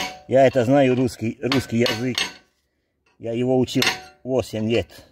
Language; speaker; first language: Russian; non-native, learner; Serbian